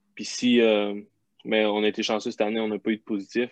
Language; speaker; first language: French; native; French